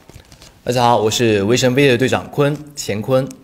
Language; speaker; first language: Chinese; native; Chinese